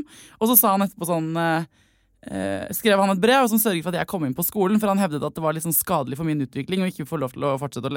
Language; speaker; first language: Norwegian; native; Norwegian